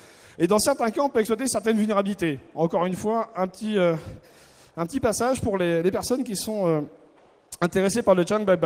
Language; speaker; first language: French; native; French